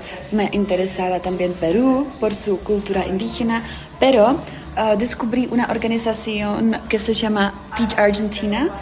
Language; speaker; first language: Spanish; non-native, fluent; Czech